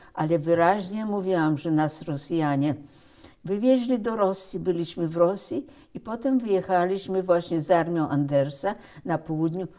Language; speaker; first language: Polish; early bilingual, heritage; Polish